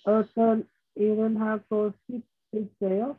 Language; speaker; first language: Korean; non-native, learner; Vietnamese